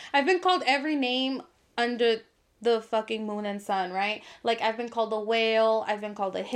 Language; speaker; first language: English; early bilingual, other home language; Spanish